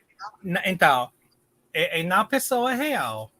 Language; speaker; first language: Portuguese; non-native, learner; English